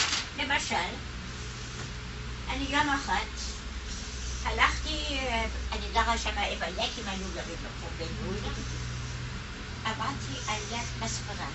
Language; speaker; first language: Hebrew; non-native, fluent; German